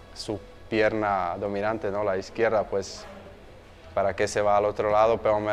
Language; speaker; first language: Spanish; non-native, fluent; Slovak